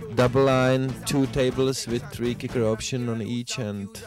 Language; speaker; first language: English; non-native, fluent; Czech